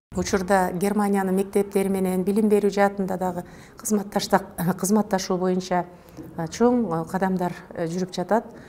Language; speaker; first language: Kyrgyz; native; Kyrgyz